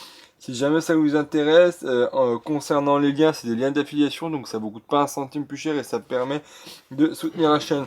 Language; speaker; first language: French; native; French